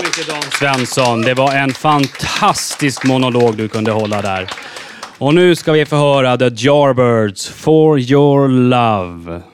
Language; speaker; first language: Swedish; native; Swedish